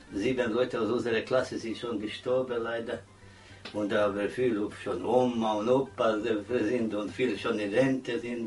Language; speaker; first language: German; non-native, learner; Croatian